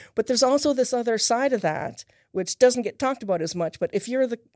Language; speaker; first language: English; native; English